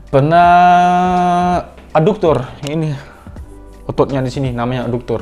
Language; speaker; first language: Indonesian; non-native, fluent; Dutch